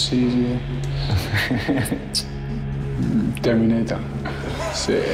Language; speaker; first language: Spanish; non-native, learner; Dutch